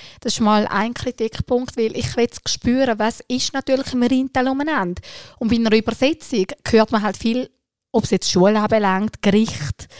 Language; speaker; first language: German; early bilingual, other home language; Albanian